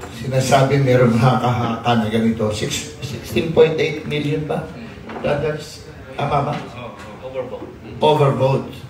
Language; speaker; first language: Filipino; native; Filipino